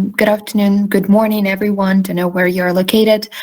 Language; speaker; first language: English; non-native, fluent; Ukrainian